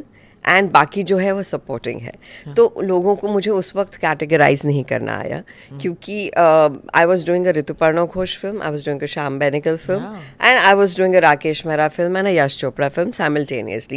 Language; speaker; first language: English; non-native, local second language; Punjabi